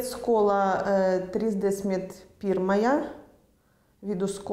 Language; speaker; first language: Latvian; non-native, learner; Russian